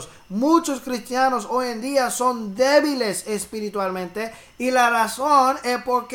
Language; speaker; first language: Spanish; early bilingual, heritage; English